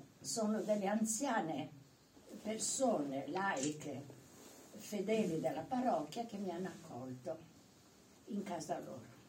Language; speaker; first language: Italian; native; Italian